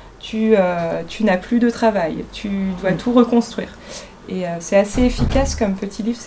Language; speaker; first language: French; native; French